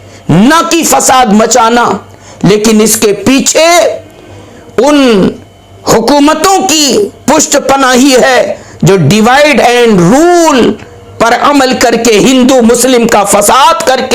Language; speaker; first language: Urdu; native; Urdu